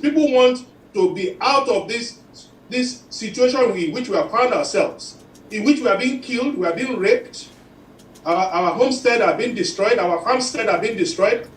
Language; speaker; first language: English; non-native, local second language; Yoruba